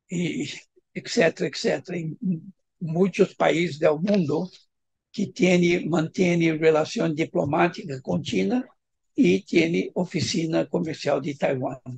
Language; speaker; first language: Spanish; non-native, fluent; Portuguese